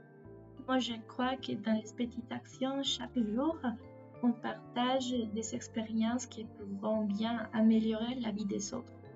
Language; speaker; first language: French; non-native, fluent; Spanish